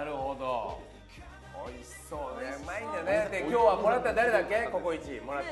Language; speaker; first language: Japanese; native; Japanese